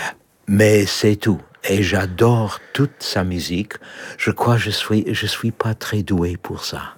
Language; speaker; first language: French; non-native, learner; Polish